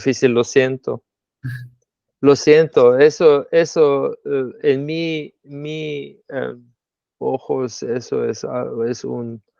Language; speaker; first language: Spanish; non-native, fluent; Slovenian